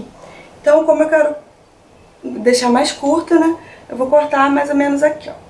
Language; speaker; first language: Portuguese; native; Portuguese